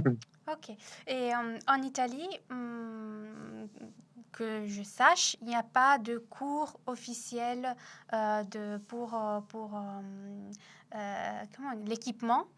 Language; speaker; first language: French; non-native, fluent; Italian